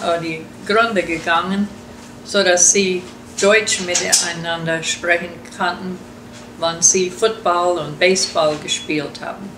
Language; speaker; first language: German; early bilingual, heritage; German